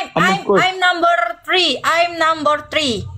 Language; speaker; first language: English; non-native, learner; Indonesian